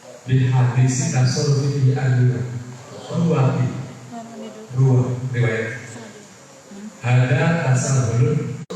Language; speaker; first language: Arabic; non-native, learner; Indonesian